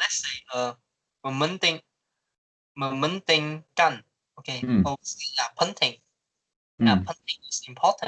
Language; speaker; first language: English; non-native, local second language; Chinese